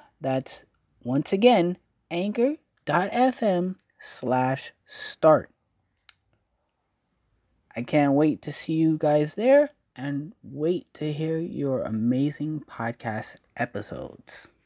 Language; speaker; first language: English; native; English